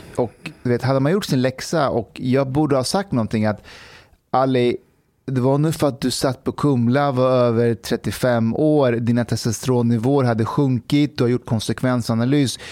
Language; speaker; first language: Swedish; early bilingual, other home language; Persian